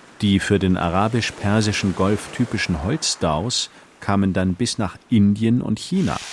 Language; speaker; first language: German; native; German